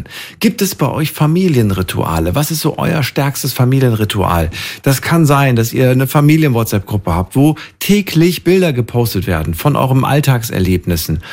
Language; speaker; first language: German; native; German